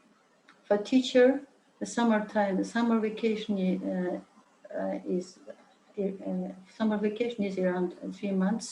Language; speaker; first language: English; non-native, learner; Mongolian